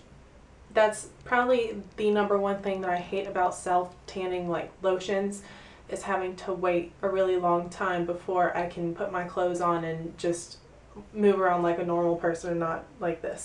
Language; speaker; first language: English; native; English